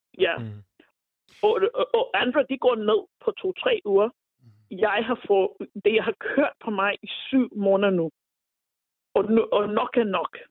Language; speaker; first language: Danish; non-native, fluent; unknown